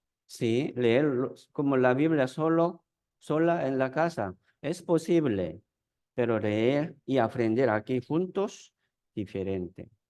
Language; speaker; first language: Spanish; non-native, fluent; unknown